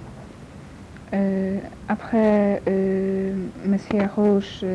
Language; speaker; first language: French; non-native, learner; Polish